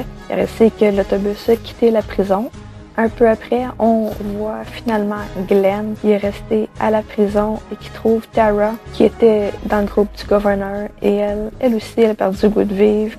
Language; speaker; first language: French; native; French